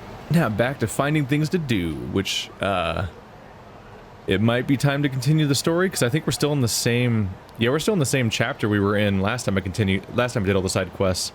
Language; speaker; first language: English; native; English